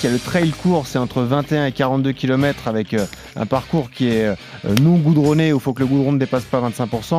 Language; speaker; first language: French; native; French